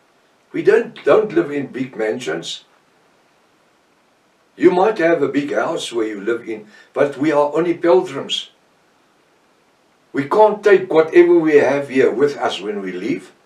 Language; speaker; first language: English; non-native, local second language; Afrikaans